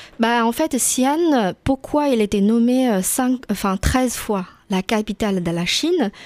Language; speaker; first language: French; non-native, fluent; Chinese